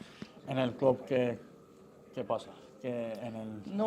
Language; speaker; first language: Spanish; non-native, learner; English